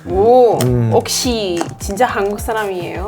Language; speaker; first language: Korean; non-native, learner; Spanish